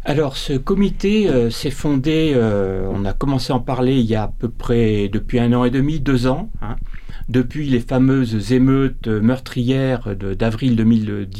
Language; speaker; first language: French; native; French